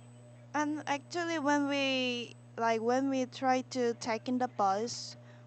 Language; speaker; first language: English; non-native, learner; Korean